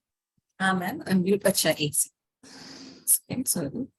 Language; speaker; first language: Hindi; native; Hindi